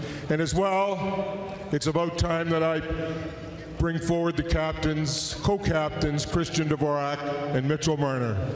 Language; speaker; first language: English; native; English